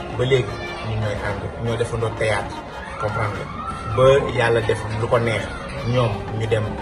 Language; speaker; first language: Wolof; non-native, local second language; Serer